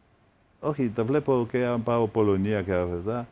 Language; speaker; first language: Greek; non-native, fluent; Polish